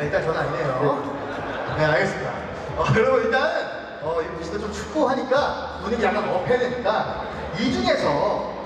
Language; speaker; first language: Korean; native; Korean